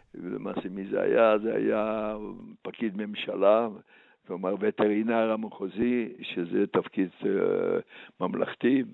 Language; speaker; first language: Hebrew; non-native, fluent; Slovak